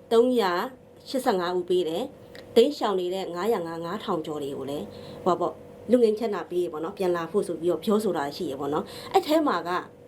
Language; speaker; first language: Burmese; non-native, local second language; Shan